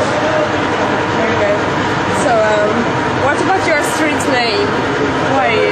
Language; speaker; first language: English; non-native, learner; Italian